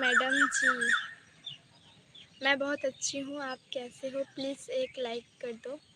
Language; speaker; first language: Hindi; non-native, local second language; Bangla